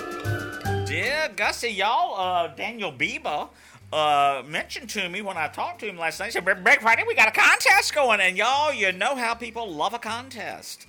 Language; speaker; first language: English; native; English